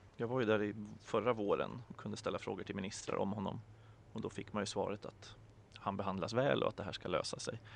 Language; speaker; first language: Swedish; native; Swedish